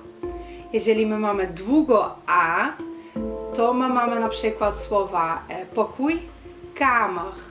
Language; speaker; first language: Polish; non-native, learner; Dutch